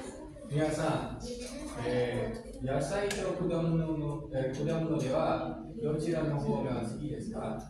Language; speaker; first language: Japanese; non-native, learner; Indonesian